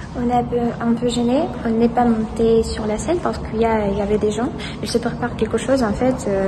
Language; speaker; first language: French; non-native, fluent; Russian